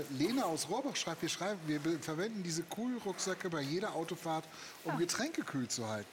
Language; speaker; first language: German; native; German